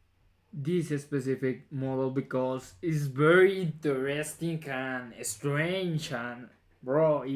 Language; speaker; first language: English; non-native, fluent; Spanish